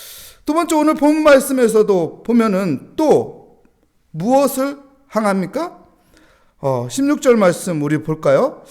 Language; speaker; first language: Korean; native; Korean